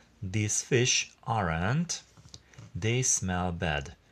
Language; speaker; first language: English; non-native, fluent; Hungarian